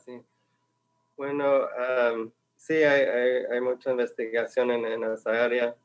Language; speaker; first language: Spanish; non-native, fluent; English